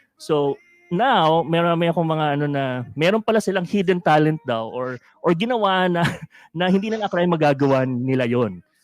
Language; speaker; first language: Filipino; non-native, local second language; Hiligaynon